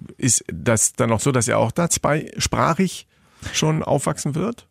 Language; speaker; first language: German; native; German